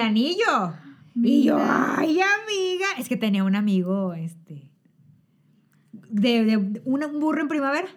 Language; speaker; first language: Spanish; native; Spanish